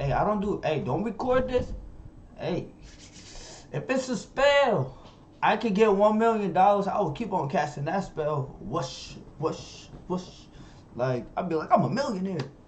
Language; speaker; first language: English; native; English